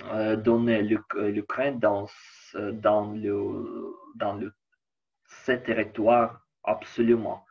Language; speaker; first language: French; non-native, learner; Ukrainian